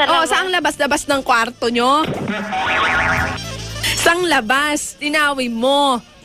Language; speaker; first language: Filipino; native; Filipino